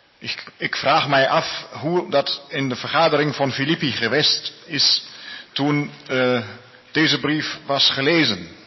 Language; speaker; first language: Dutch; non-native, learner; Spanish